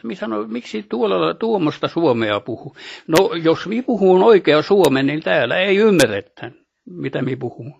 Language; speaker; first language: Finnish; early bilingual, heritage; Finnish